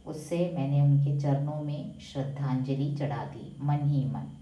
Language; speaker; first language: Hindi; non-native, local second language; Malayalam